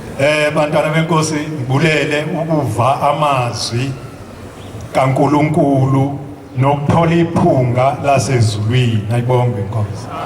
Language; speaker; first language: Zulu; non-native, local second language; Xhosa